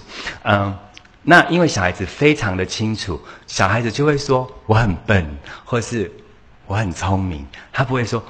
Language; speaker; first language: Chinese; native; Chinese